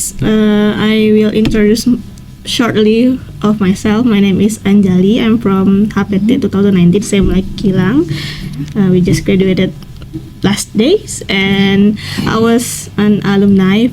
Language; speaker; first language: English; non-native, learner; Indonesian